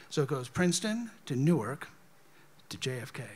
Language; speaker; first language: English; native; English